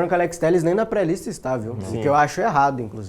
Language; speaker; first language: Portuguese; native; Portuguese